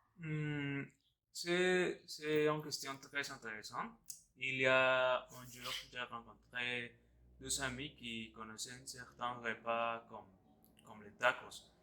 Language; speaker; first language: French; non-native, learner; Spanish